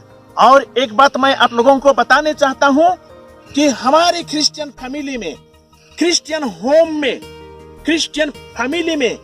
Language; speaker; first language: Hindi; non-native, local second language; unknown